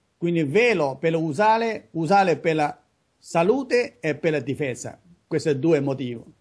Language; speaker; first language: Italian; non-native, learner; Chinese